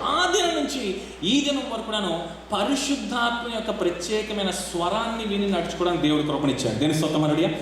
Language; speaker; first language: Telugu; non-native, local second language; Rajasthani